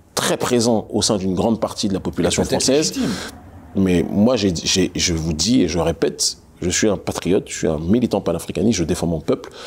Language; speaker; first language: French; native; French